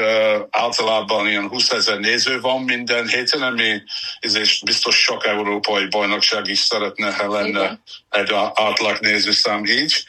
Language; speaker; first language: Hungarian; non-native, fluent; English